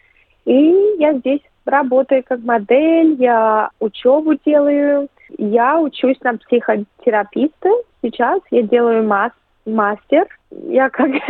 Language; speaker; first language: Russian; early bilingual, other home language; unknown